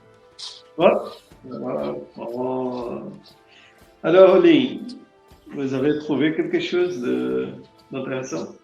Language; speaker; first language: French; non-native, learner; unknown